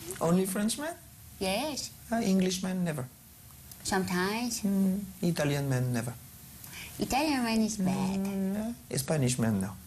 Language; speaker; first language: English; non-native, learner; French